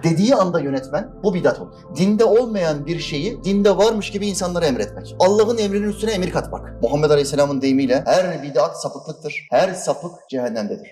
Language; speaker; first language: Turkish; native; Turkish